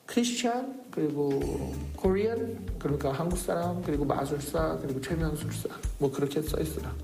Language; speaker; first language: Korean; early bilingual, heritage; Korean